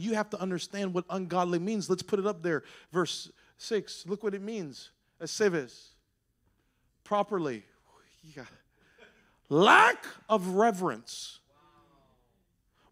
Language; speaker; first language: English; native; English